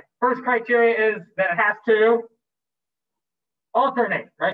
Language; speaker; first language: English; native; English